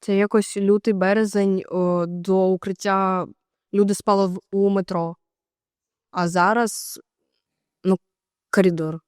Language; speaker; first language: Ukrainian; native; Ukrainian